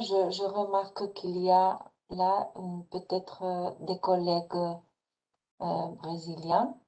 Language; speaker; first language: French; non-native, fluent; Spanish